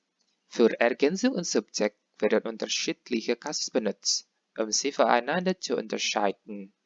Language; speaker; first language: German; non-native, fluent; Indonesian